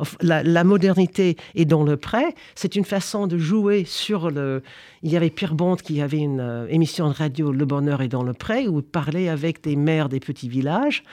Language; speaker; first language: French; non-native, fluent; English